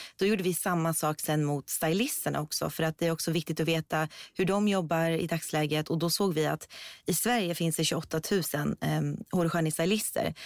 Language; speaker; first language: Swedish; early bilingual, other home language; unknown